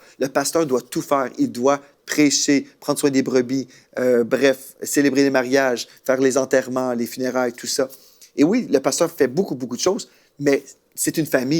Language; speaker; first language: French; native; French